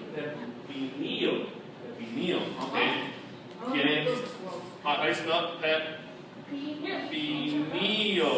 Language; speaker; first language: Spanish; non-native, fluent; English